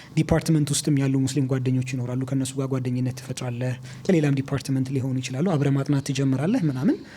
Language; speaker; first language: Amharic; native; Amharic